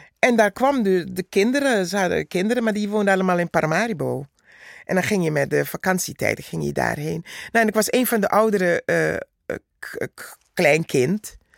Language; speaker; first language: Dutch; native; Dutch